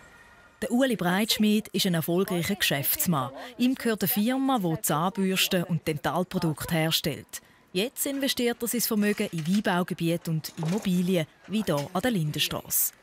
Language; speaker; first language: German; native; German